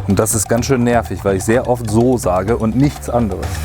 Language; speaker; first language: German; native; German